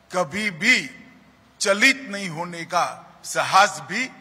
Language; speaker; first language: Hindi; non-native, local second language; Gujarati